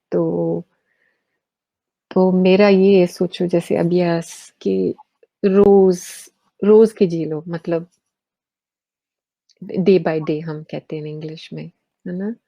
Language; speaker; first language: Hindi; early bilingual, heritage; Hindi